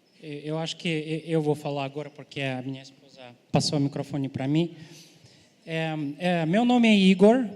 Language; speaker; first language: Portuguese; non-native, fluent; Ukrainian